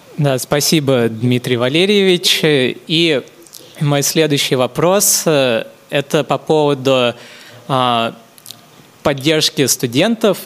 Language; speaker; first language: Russian; non-native, fluent; Hindi